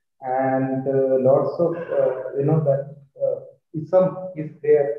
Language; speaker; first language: English; non-native, learner; Malayalam